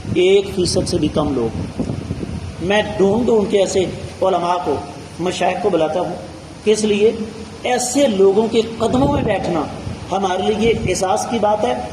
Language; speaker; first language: Urdu; non-native, local second language; Punjabi